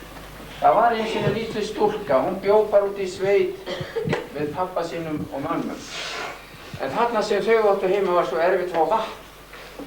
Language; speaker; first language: Icelandic; native; Icelandic